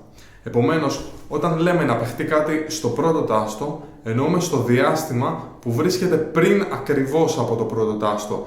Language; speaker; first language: Greek; native; Greek